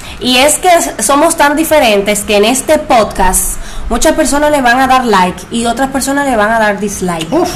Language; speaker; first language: Spanish; native; Spanish